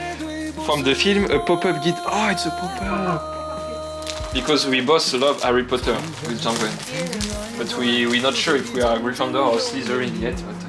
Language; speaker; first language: English; non-native, fluent; French